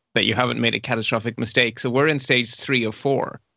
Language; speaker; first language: English; non-native, fluent; Dutch